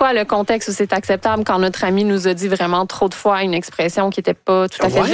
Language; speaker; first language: French; native; French